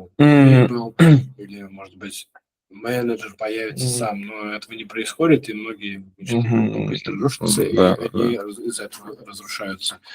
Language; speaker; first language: Russian; native; Russian